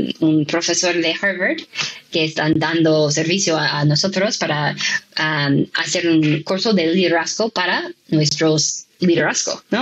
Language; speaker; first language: Spanish; non-native, fluent; English